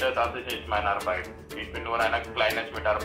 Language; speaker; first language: German; non-native, learner; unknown